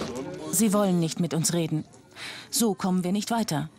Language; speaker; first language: German; native; German